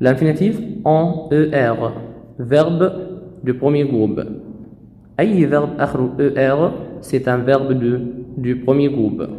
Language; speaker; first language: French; non-native, fluent; Arabic